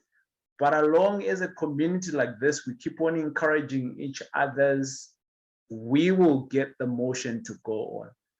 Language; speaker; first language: English; non-native, local second language; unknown